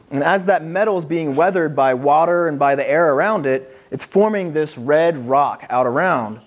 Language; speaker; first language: English; native; English